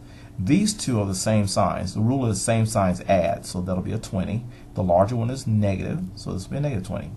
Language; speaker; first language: English; native; English